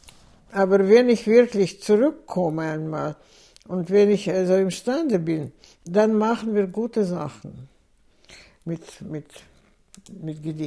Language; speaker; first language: German; non-native, fluent; Russian